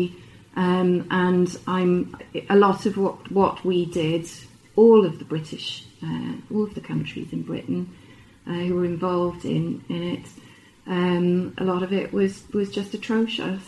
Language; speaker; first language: English; native; English